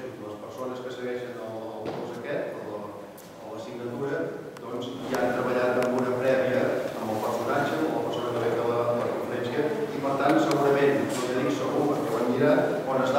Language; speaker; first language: Catalan; native; Catalan